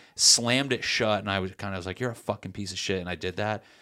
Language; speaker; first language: English; native; English